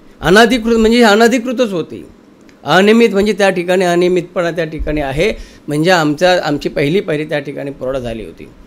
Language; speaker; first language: Marathi; native; Marathi